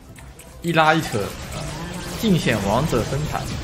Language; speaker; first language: Chinese; native; Chinese